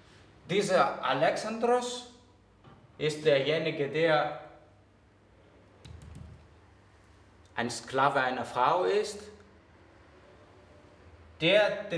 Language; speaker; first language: German; non-native, fluent; Greek